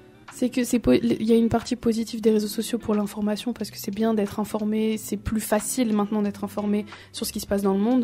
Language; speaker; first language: French; native; French